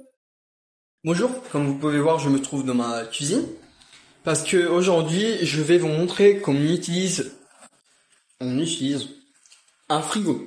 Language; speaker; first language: French; non-native, fluent; Italian